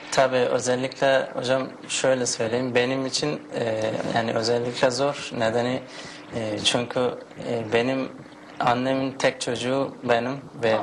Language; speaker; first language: Turkish; non-native, fluent; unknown